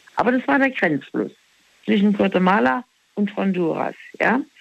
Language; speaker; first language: German; native; German